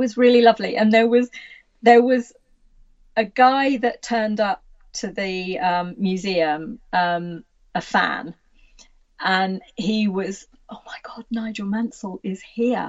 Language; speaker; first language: English; native; English